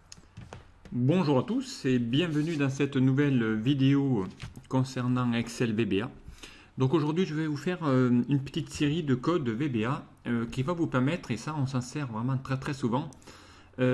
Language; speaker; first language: French; native; French